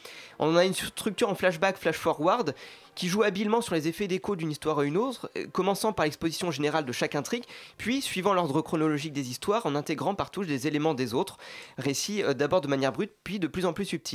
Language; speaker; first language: French; native; French